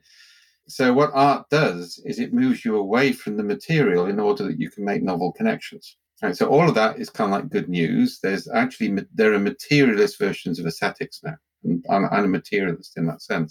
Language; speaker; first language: English; native; English